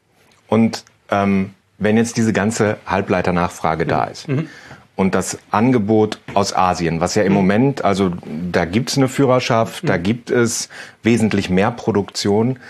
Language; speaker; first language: German; native; German